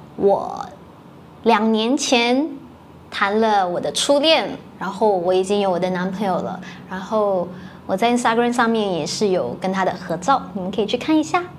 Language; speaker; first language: Chinese; native; Chinese